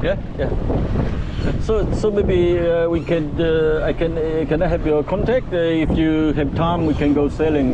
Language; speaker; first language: English; non-native, learner; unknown